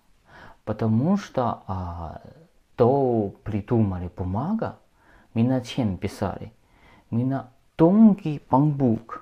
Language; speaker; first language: Russian; non-native, learner; Chinese